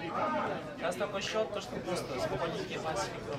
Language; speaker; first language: Russian; native; Russian